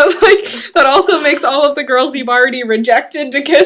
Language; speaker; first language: English; native; English